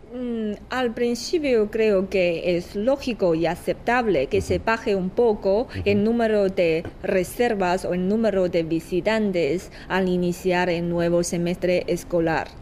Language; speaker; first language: Spanish; non-native, fluent; Chinese